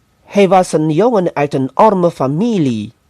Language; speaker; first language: Dutch; non-native, fluent; Indonesian